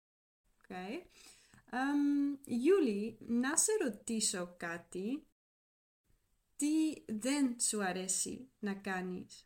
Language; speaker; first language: Greek; non-native, learner; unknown